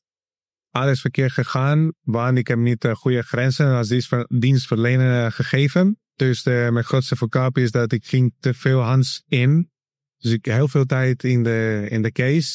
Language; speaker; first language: Dutch; non-native, learner; Spanish